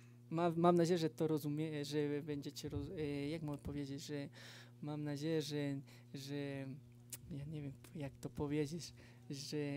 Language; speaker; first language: Polish; non-native, fluent; Spanish